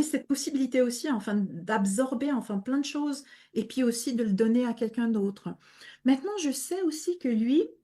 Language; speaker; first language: French; non-native, fluent; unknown